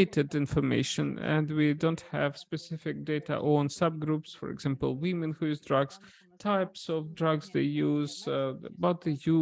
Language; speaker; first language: English; non-native, fluent; Russian